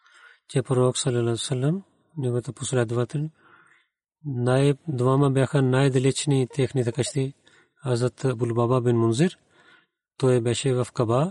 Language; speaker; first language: Bulgarian; non-native, learner; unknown